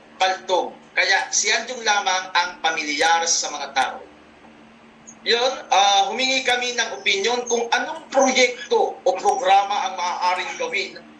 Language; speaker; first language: Filipino; non-native, local second language; Bikol